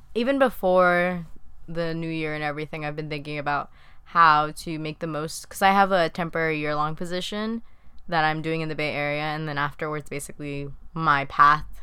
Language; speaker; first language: English; early bilingual, other home language; Spanish